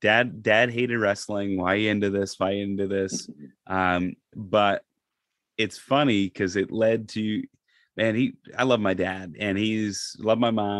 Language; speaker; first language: English; native; English